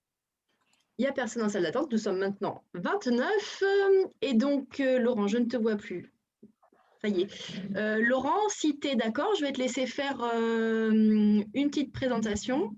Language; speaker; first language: French; native; French